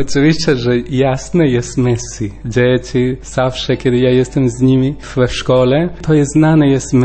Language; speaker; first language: Polish; non-native, learner; Spanish